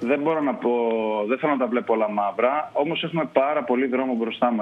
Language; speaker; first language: Greek; native; Greek